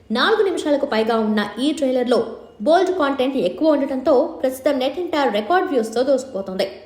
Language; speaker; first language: Telugu; native; Telugu